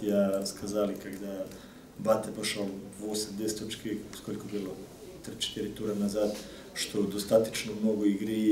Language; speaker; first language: Russian; non-native, learner; Serbian